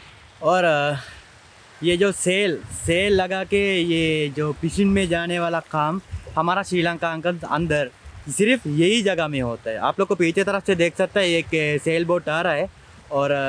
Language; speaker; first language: Hindi; non-native, fluent; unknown